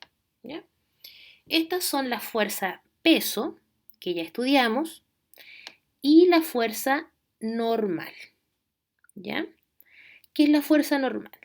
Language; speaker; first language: Spanish; native; Spanish